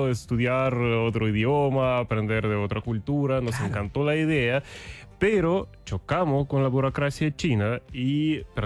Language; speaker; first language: Spanish; non-native, fluent; Russian